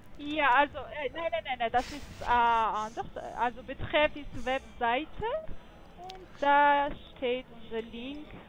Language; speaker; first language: German; non-native, fluent; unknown